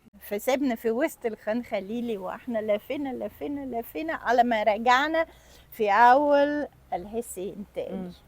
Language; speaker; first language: Egyptian Arabic; non-native, fluent; German